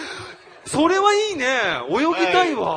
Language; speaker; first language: Japanese; native; Japanese